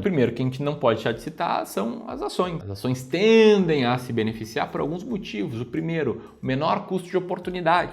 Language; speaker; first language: Portuguese; native; Portuguese